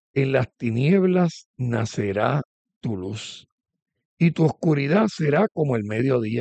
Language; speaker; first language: Spanish; native; Spanish